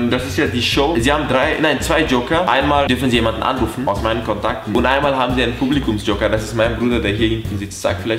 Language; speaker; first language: German; native; German